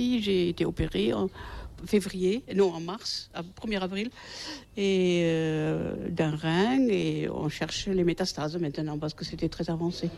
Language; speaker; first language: French; native; French